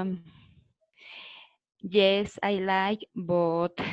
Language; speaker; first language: English; non-native, learner; Spanish